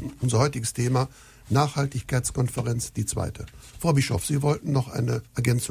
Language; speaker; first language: German; native; German